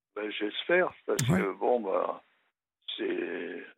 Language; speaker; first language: French; native; French